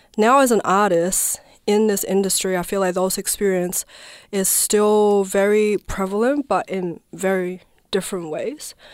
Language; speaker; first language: English; non-native, fluent; Chinese